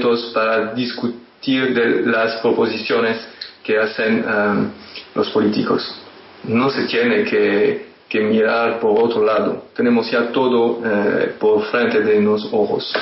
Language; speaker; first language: Spanish; non-native, fluent; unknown